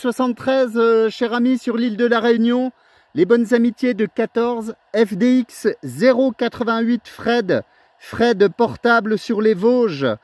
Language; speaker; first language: French; native; French